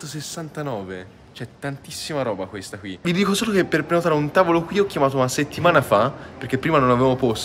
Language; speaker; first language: Italian; native; Italian